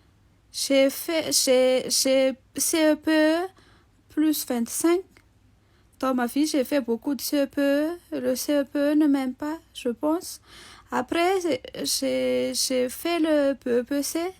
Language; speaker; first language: French; non-native, local second language; Malagasy